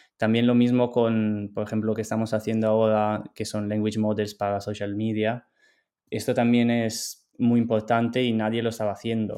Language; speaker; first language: Spanish; non-native, fluent; Italian